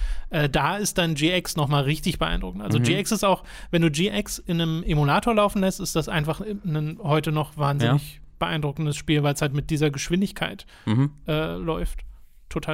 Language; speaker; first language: German; native; German